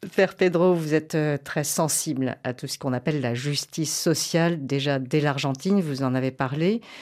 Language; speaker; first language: French; native; French